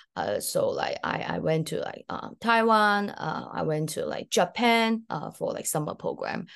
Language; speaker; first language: English; early bilingual, other home language; Cantonese